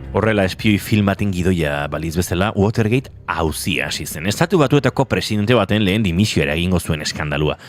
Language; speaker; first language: Basque; native; Basque